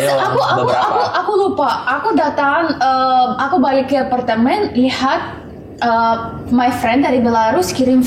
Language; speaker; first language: Indonesian; non-native, learner; Russian